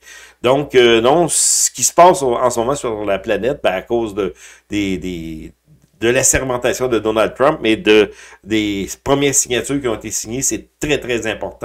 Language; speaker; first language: French; native; French